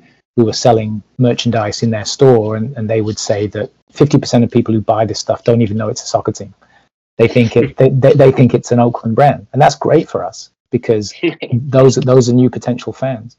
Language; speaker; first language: English; native; English